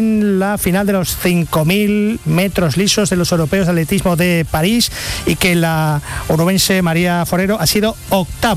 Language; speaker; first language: Spanish; native; Spanish